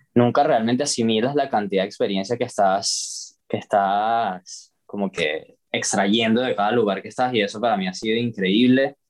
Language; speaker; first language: Spanish; native; Spanish